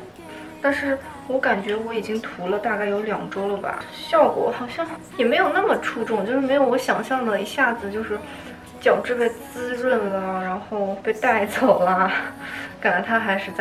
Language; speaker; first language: Chinese; native; Chinese